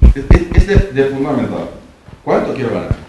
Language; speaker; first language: English; non-native, learner; Spanish